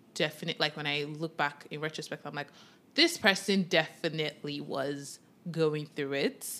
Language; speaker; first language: English; non-native, local second language; Yoruba